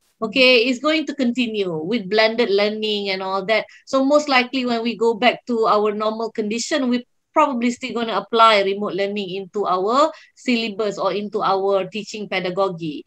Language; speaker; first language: English; non-native, local second language; Malay